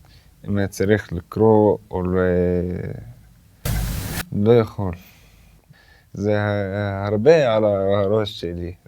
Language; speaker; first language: Hebrew; non-native, local second language; Arabic